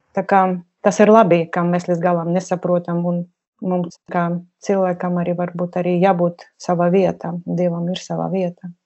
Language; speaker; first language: Latvian; non-native, local second language; Russian